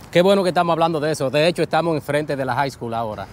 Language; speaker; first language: Spanish; native; Spanish